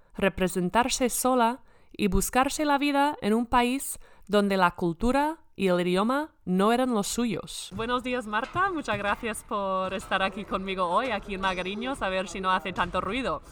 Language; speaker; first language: Spanish; non-native, fluent; English